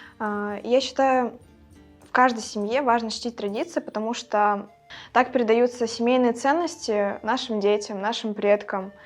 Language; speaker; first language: Russian; native; Russian